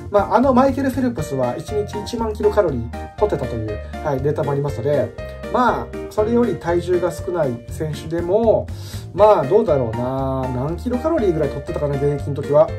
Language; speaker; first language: Japanese; native; Japanese